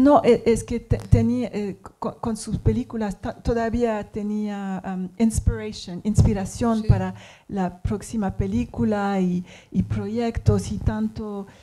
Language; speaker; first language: Spanish; non-native, learner; English